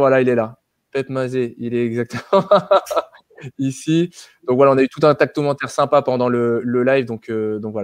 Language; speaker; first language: French; native; French